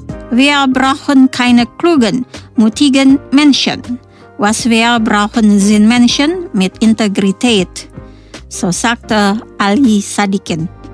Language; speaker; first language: German; non-native, fluent; Indonesian